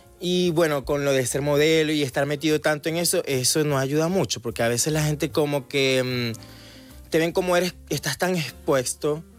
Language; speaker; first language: Spanish; native; Spanish